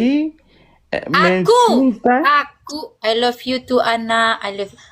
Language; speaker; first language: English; non-native, learner; Indonesian